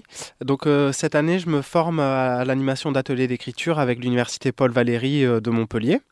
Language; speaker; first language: French; native; French